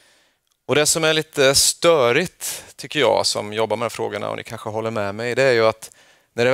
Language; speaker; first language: Swedish; native; Swedish